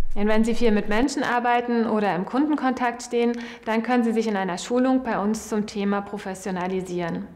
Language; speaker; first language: German; native; German